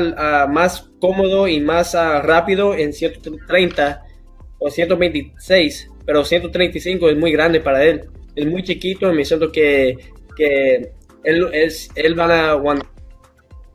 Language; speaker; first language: Spanish; early bilingual, heritage; English